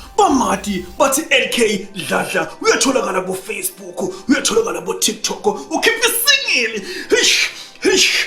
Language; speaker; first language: Zulu; non-native, local second language; Swati